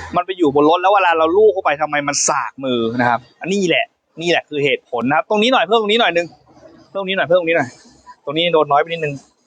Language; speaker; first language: Thai; native; Thai